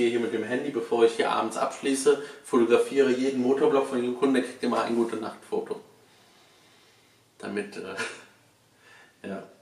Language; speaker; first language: German; native; German